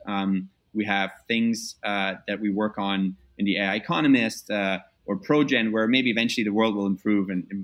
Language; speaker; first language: English; non-native, fluent; German